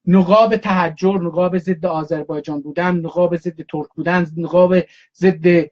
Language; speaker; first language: Persian; non-native, local second language; Azerbaijani